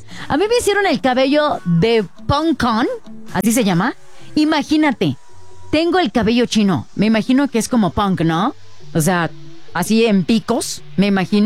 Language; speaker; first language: Spanish; native; Spanish